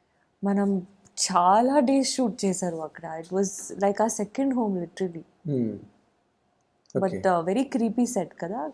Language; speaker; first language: Telugu; non-native, learner; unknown